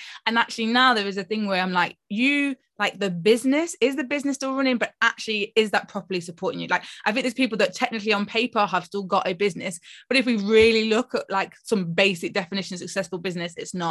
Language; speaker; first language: English; native; English